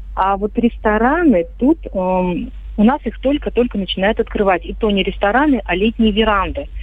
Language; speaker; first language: Russian; native; Russian